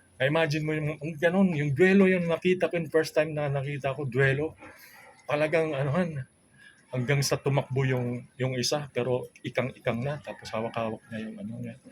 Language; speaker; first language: Filipino; non-native, local second language; Cebuano